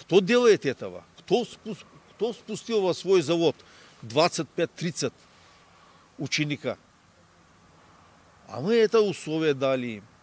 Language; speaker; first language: Russian; non-native, learner; Turkish